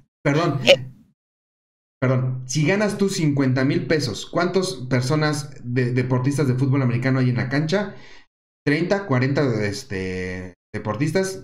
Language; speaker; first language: Spanish; native; Spanish